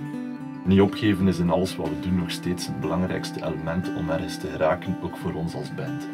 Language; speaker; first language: Dutch; native; Dutch